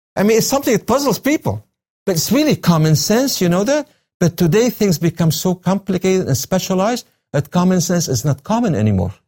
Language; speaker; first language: English; non-native, fluent; Arabic